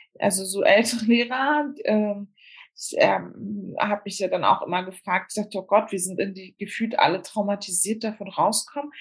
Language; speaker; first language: German; early bilingual, other home language; Turkish